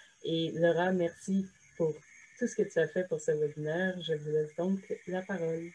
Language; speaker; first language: French; native; French